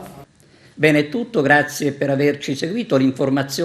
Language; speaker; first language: Italian; native; Italian